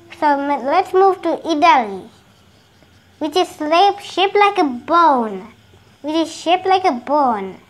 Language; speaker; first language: English; non-native, local second language; Bangla